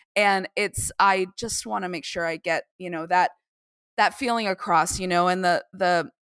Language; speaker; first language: English; native; English